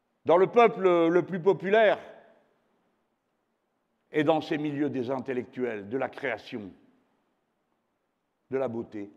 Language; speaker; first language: French; native; French